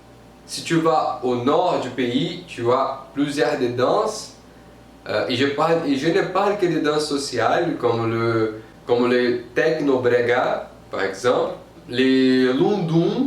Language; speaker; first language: French; non-native, fluent; Portuguese